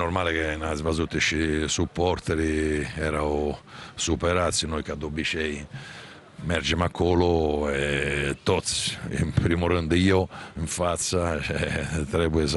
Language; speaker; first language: Romanian; non-native, fluent; Italian